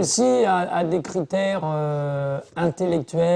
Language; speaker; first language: French; native; French